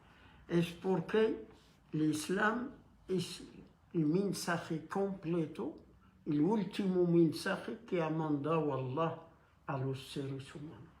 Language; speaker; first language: Spanish; non-native, fluent; Arabic